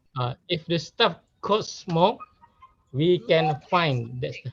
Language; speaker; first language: English; non-native, learner; Malay